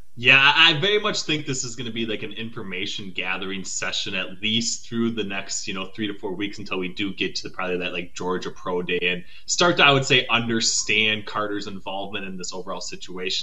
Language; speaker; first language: English; native; English